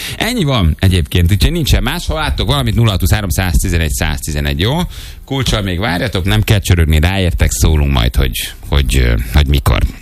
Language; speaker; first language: Hungarian; native; Hungarian